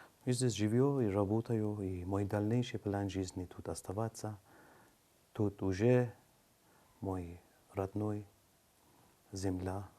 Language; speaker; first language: Russian; non-native, learner; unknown